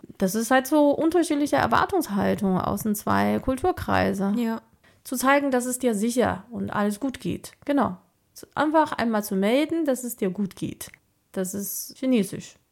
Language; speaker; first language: German; non-native, fluent; Chinese